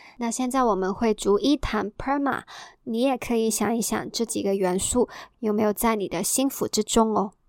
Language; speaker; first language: Chinese; non-native, local second language; Cantonese